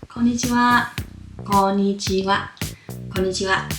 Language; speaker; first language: Japanese; non-native, fluent; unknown